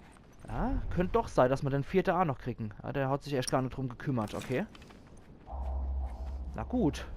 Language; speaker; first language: German; native; German